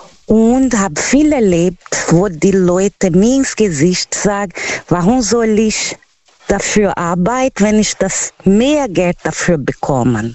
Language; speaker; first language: German; non-native, fluent; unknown